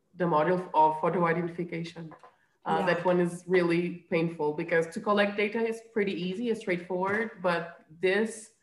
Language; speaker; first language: English; non-native, fluent; Portuguese